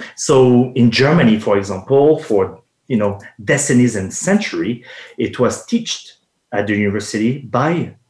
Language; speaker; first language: English; non-native, fluent; French